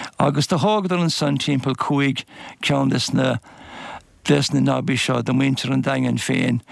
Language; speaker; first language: Irish; native; Irish